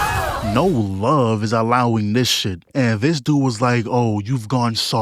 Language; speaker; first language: English; native; English